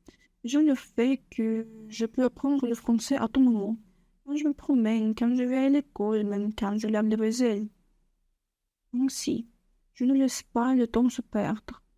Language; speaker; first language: French; non-native, learner; Russian